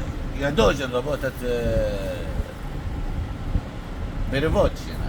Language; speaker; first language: Russian; non-native, learner; Arabic